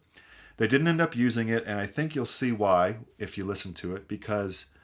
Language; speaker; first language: English; native; English